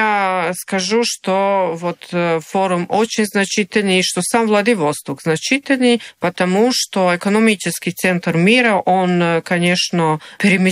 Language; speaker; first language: Russian; non-native, fluent; Serbian